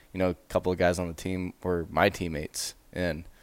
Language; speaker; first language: English; native; English